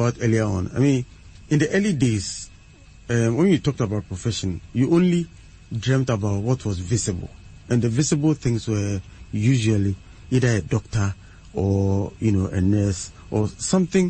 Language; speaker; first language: English; non-native, local second language; Akan